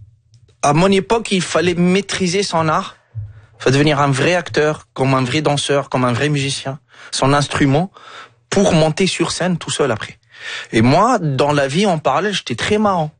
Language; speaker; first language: French; non-native, local second language; Arabic